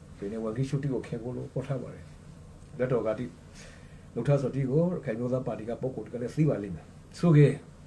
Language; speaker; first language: Burmese; native; Burmese